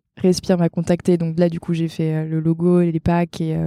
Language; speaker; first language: French; native; French